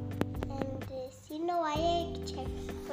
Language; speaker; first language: English; non-native, learner; Indonesian